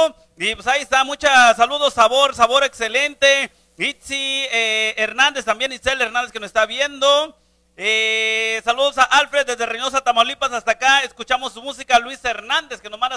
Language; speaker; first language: Spanish; native; Spanish